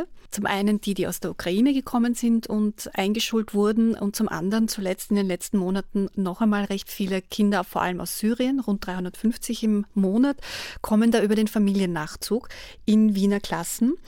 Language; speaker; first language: German; native; German